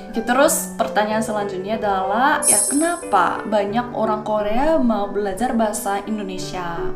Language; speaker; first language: Indonesian; non-native, fluent; Korean